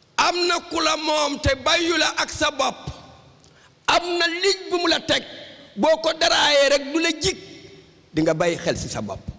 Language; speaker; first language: Wolof; native; Wolof